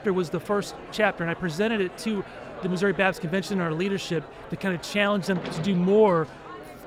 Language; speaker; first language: English; native; English